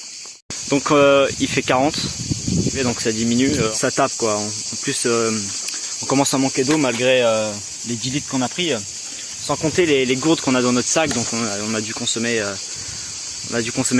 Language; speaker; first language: French; native; French